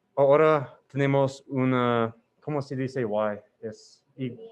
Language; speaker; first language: Spanish; non-native, learner; English